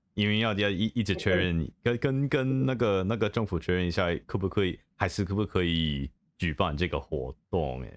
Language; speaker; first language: Chinese; non-native, fluent; English